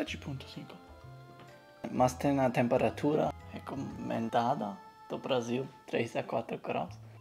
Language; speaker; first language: Portuguese; non-native, learner; German